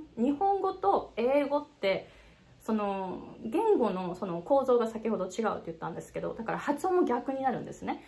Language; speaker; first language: Japanese; native; Japanese